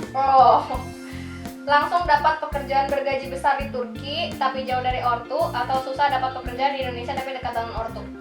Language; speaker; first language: Indonesian; native; Indonesian